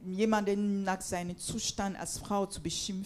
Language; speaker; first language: German; non-native, fluent; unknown